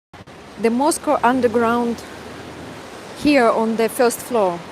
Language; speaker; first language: English; non-native, fluent; Russian